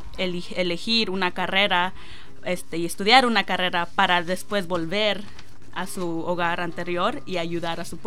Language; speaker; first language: Spanish; non-native, fluent; English